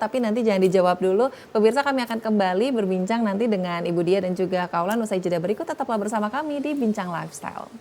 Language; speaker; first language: Indonesian; native; Indonesian